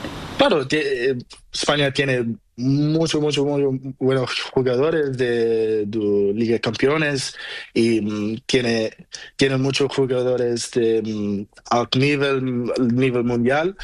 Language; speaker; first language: Spanish; non-native, learner; Portuguese